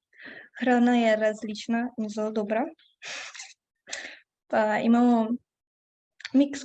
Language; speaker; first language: Slovenian; non-native, learner; Portuguese